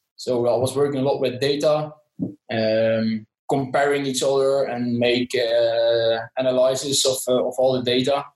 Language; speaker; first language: English; non-native, fluent; Dutch